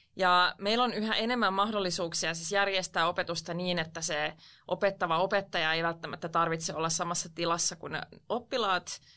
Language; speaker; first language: Finnish; non-native, local second language; Swedish